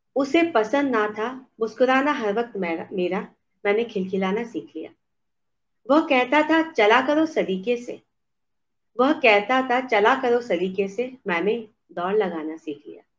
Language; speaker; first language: Hindi; native; Hindi